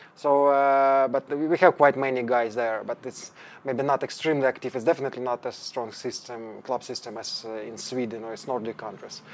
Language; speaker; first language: English; non-native, fluent; Ukrainian